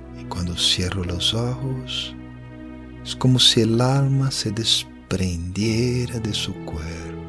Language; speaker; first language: Spanish; non-native, fluent; Portuguese